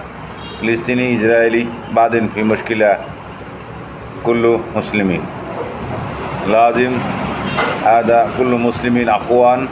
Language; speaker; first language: Arabic; non-native, learner; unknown